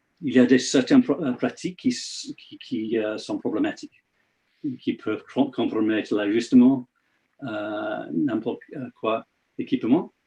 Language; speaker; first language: French; non-native, learner; English